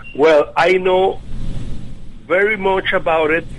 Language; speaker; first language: English; non-native, fluent; Spanish